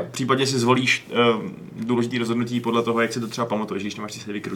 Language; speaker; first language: Czech; native; Czech